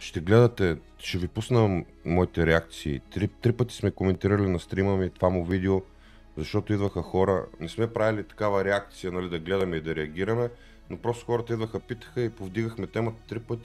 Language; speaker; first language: Bulgarian; native; Bulgarian